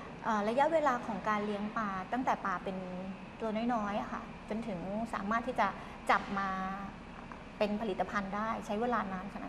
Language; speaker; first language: Thai; native; Thai